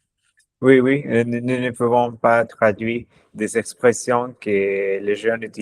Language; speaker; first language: French; non-native, learner; Spanish